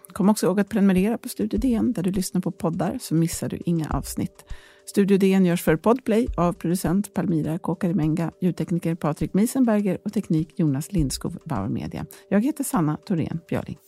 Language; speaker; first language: Swedish; native; Swedish